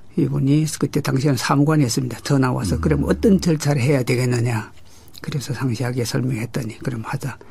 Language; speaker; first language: Korean; early bilingual, heritage; Korean